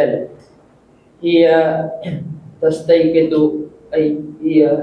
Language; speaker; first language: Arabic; non-native, learner; Filipino